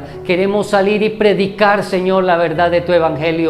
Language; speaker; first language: Spanish; native; Spanish